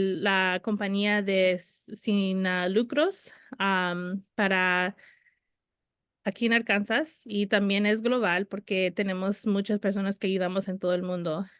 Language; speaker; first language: Spanish; early bilingual, heritage; Spanish